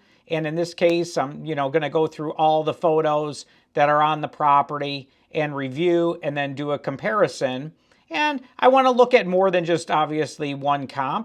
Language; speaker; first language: English; native; English